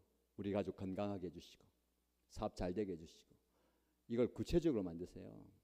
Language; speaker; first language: Korean; native; Korean